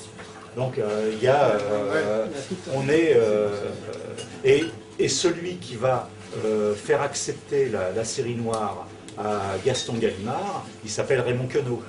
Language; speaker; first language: French; native; French